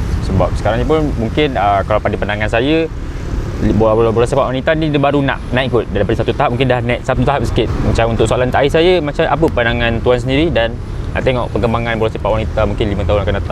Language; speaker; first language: Malay; native; Malay